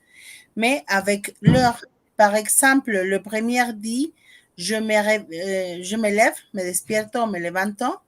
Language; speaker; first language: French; non-native, fluent; Spanish